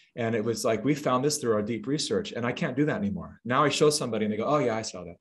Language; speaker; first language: English; native; English